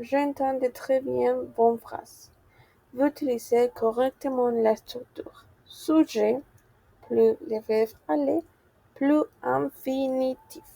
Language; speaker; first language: French; non-native, fluent; Spanish